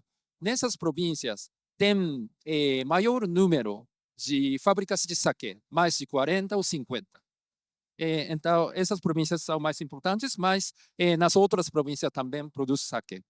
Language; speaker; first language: Portuguese; non-native, fluent; Japanese